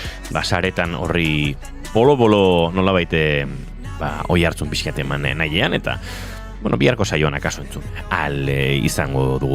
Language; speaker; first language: Basque; native; Basque